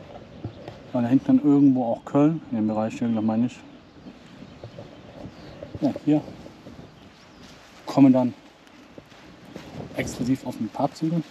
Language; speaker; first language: German; native; German